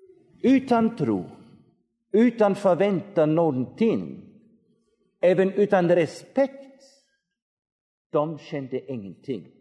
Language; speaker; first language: Swedish; non-native, fluent; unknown